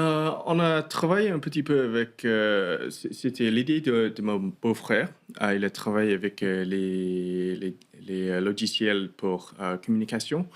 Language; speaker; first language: French; non-native, learner; English